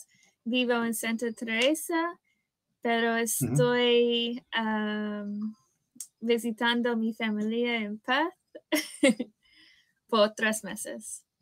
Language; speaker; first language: Spanish; non-native, learner; English